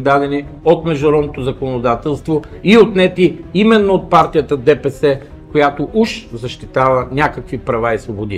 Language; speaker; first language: Bulgarian; native; Bulgarian